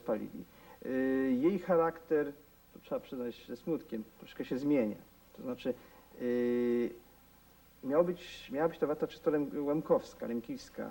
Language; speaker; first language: Polish; non-native, local second language; Rusyn